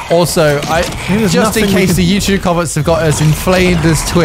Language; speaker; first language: English; native; English